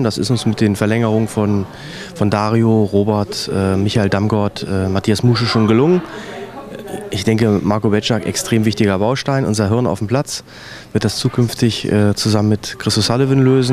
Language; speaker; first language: German; native; German